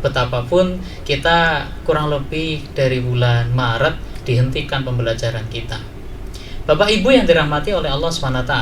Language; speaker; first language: Indonesian; native; Indonesian